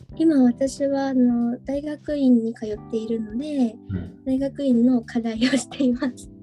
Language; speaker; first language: Japanese; native; Japanese